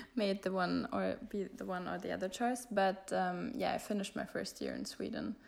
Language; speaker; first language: English; non-native, fluent; German